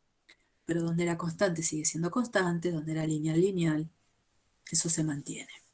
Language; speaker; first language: Spanish; native; Spanish